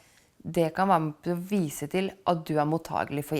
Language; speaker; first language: Norwegian; native; Norwegian